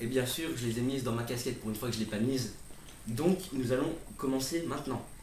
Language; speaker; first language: French; native; French